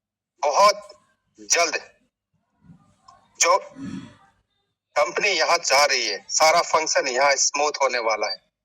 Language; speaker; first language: Hindi; native; Hindi